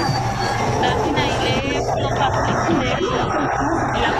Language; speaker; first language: Spanish; native; Spanish